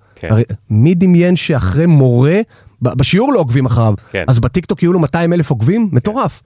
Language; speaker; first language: Hebrew; native; Hebrew